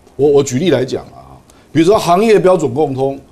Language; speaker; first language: Chinese; native; Chinese